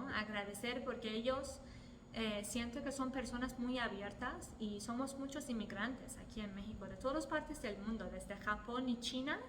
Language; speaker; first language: Spanish; non-native, fluent; Persian